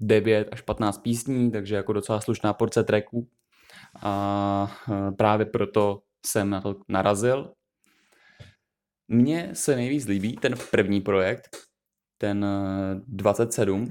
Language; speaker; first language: Czech; native; Czech